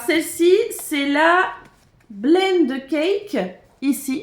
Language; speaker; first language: French; native; French